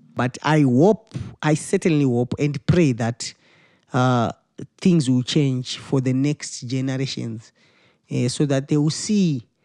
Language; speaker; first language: English; non-native, local second language; Shona